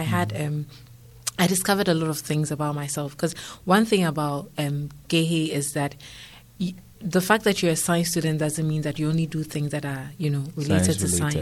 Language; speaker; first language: English; non-native, local second language; Akan